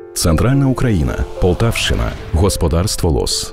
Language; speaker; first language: Ukrainian; native; Ukrainian